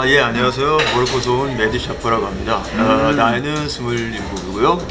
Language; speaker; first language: Korean; early bilingual, other home language; Arabic